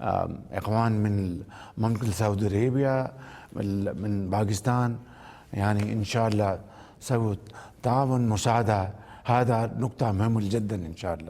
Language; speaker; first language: Arabic; non-native, learner; Urdu